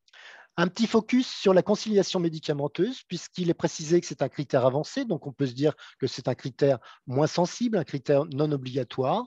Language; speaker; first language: French; native; French